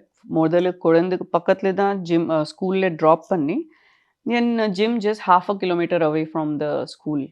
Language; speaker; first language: Tamil; non-native, fluent; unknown